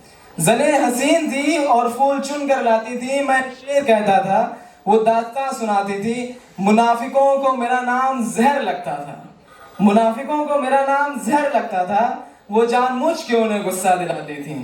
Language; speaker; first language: Hindi; native; Hindi